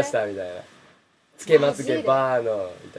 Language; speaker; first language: Japanese; native; Japanese